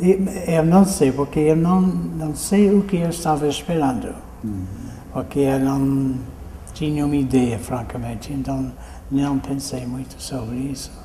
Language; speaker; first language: Portuguese; non-native, fluent; English